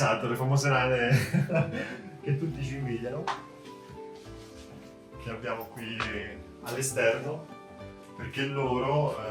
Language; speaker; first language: Italian; native; Italian